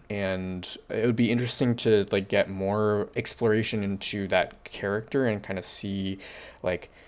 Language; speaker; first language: English; early bilingual, other home language; Chinese